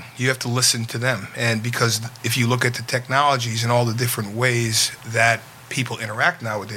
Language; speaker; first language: English; native; English